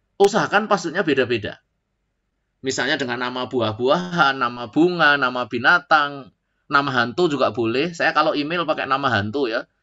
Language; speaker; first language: Indonesian; native; Indonesian